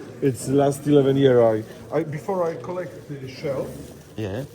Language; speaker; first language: English; non-native, learner; Polish